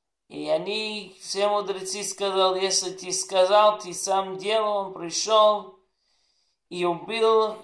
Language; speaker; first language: Russian; non-native, learner; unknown